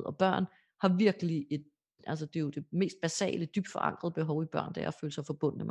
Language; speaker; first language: Danish; native; Danish